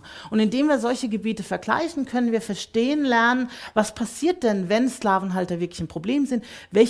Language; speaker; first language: German; native; German